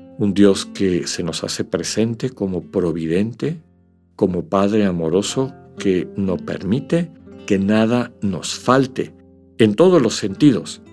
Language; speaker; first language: Spanish; native; Spanish